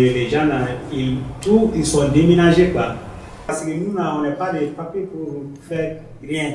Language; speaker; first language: French; non-native, learner; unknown